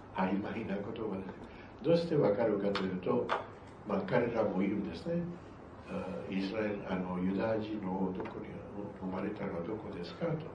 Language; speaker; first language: Japanese; non-native, fluent; Spanish